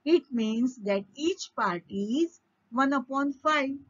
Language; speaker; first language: English; non-native, local second language; Marathi